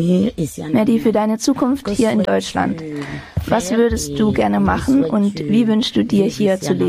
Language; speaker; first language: German; non-native, fluent; French